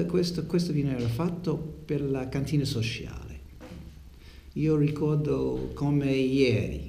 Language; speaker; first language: Italian; non-native, learner; English